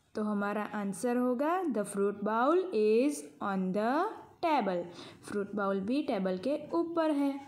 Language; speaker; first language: Hindi; non-native, local second language; Gujarati